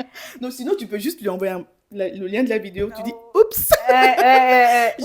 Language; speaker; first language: French; non-native, local second language; Bambara